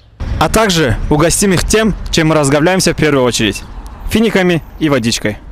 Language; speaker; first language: Russian; native; Russian